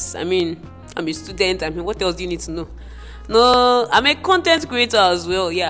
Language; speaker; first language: English; non-native, local second language; Igbo